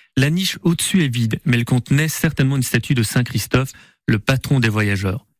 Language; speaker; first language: French; native; French